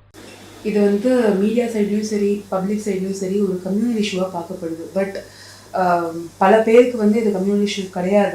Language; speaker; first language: Tamil; native; Tamil